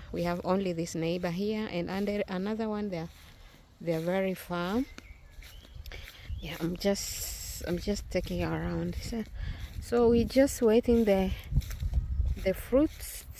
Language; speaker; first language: English; non-native, learner; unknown